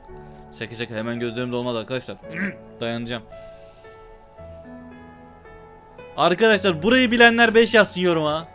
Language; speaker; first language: Turkish; native; Turkish